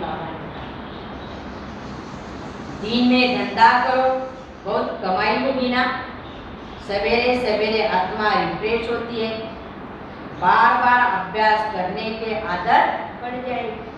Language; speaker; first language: Hindi; non-native, local second language; Marathi